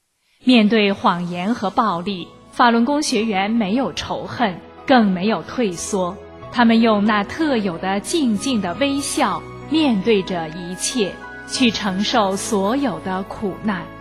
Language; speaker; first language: Chinese; native; Chinese